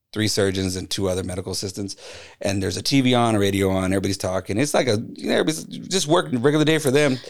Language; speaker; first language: English; native; English